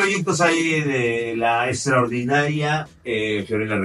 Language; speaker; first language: Spanish; native; Spanish